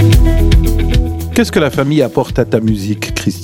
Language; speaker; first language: French; native; French